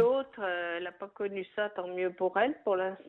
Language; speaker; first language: French; native; French